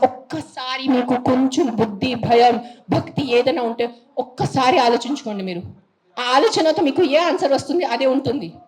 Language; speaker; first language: Telugu; non-native, fluent; Marathi